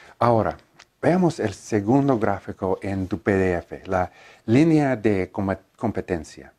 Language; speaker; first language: Spanish; non-native, learner; English